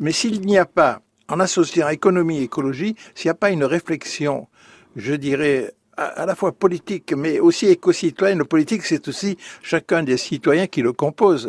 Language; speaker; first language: French; native; French